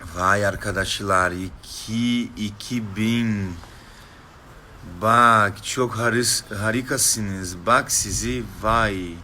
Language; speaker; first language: Turkish; non-native, learner; Portuguese